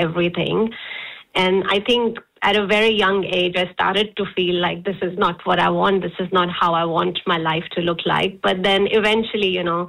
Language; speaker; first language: English; non-native, local second language; Hindi